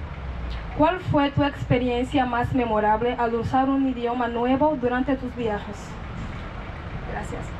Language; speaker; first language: Spanish; non-native, learner; Portuguese